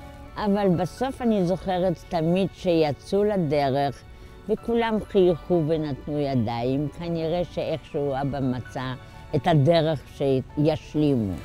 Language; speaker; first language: Hebrew; non-native, fluent; Polish